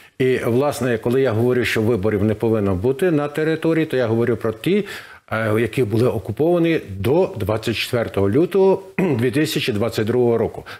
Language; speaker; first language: Ukrainian; native; Ukrainian